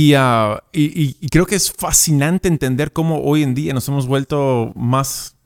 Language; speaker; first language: Spanish; native; Spanish